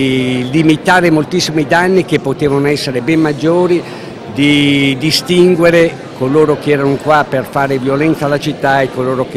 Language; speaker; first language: Italian; native; Italian